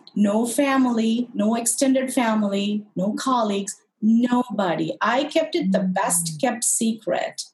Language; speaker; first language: English; non-native, local second language; Tamil